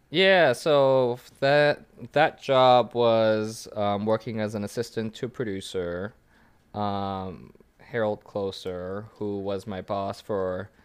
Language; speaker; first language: English; early bilingual, other home language; German